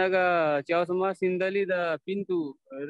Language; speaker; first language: Chinese; non-native, learner; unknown